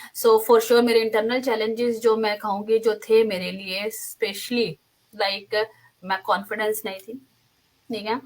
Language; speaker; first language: Hindi; native; Hindi